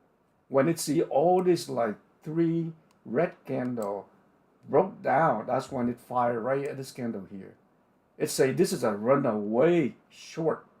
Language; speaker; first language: English; non-native, fluent; Vietnamese